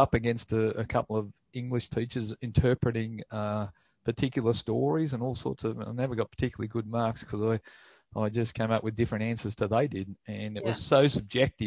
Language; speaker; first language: English; native; English